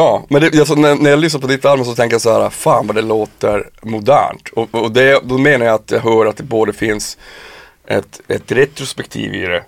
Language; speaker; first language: Swedish; native; Swedish